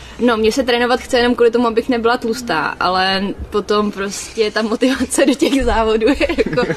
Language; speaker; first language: Czech; native; Czech